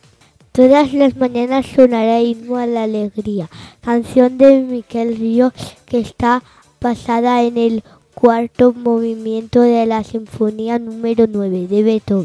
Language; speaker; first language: Spanish; non-native, local second language; Catalan